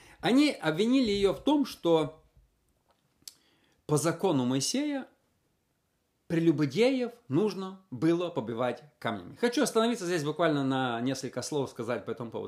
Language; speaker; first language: Russian; native; Russian